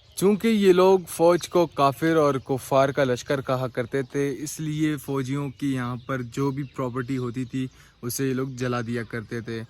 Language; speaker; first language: Urdu; non-native, local second language; Pashto